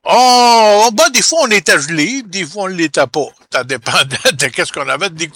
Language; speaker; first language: French; native; French